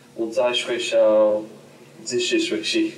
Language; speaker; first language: Chinese; non-native, learner; English